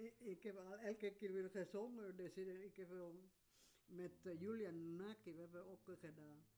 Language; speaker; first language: Dutch; non-native, learner; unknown